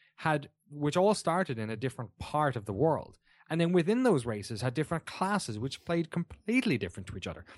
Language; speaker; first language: English; native; English